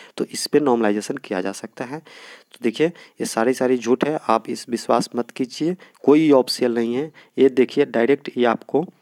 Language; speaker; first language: Hindi; native; Hindi